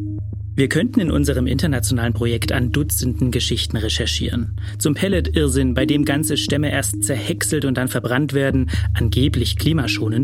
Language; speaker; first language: German; native; German